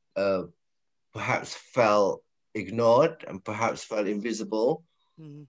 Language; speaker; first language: English; non-native, local second language; Malay